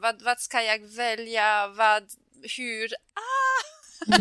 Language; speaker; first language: Swedish; non-native, fluent; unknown